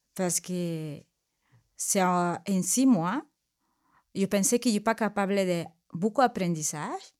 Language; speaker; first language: French; non-native, learner; Spanish